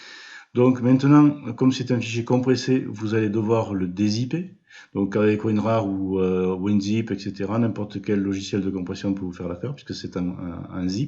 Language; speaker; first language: French; native; French